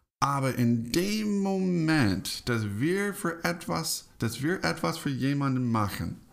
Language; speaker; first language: German; non-native, fluent; English